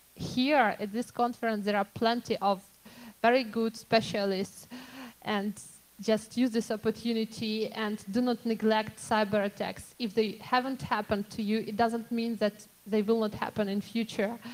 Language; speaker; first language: English; non-native, fluent; Ukrainian